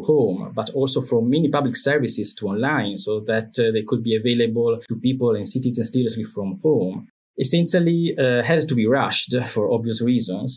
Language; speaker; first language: English; non-native, fluent; Italian